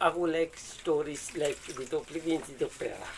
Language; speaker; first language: Filipino; non-native, learner; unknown